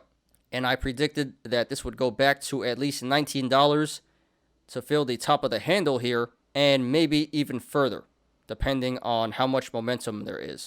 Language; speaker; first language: English; native; English